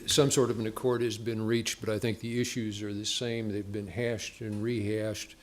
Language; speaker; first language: English; native; English